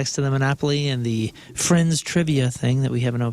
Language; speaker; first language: English; native; English